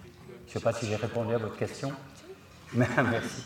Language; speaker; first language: French; non-native, local second language; Swiss German